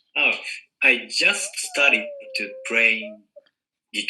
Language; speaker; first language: English; non-native, learner; Japanese